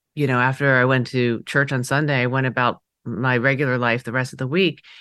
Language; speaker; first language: English; early bilingual, other home language; Chinese